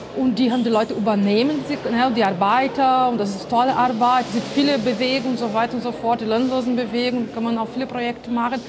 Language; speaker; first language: German; non-native, fluent; Portuguese